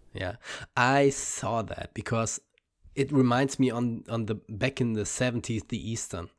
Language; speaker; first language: English; non-native, fluent; German